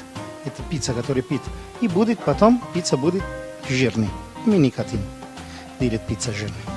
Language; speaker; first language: Russian; non-native, learner; Italian